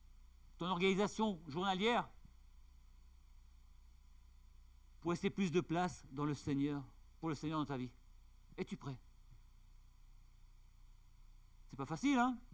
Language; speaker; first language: French; native; French